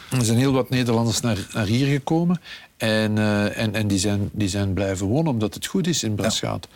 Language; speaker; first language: Dutch; native; Dutch